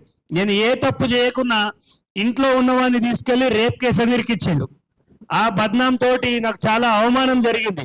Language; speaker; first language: Telugu; native; Telugu